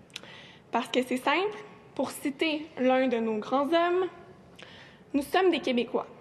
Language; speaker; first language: French; native; French